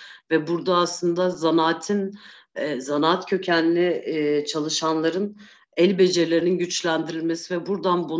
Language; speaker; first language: Turkish; native; Turkish